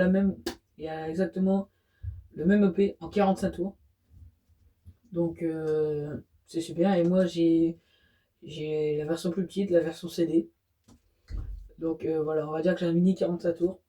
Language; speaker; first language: French; native; French